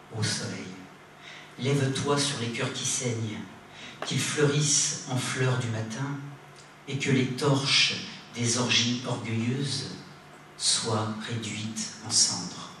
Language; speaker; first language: French; native; French